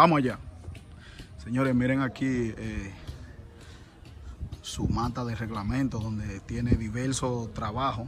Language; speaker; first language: Spanish; native; Spanish